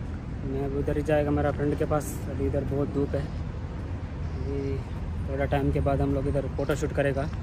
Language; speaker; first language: Hindi; non-native, local second language; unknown